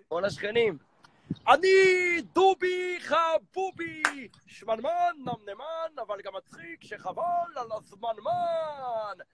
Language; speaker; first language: Hebrew; native; Hebrew